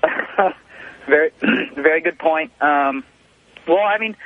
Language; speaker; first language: English; native; English